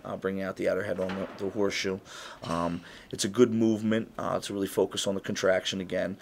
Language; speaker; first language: English; native; English